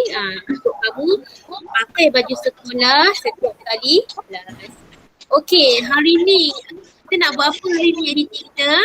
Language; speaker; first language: Malay; native; Malay